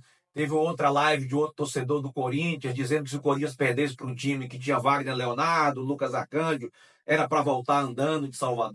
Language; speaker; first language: Portuguese; native; Portuguese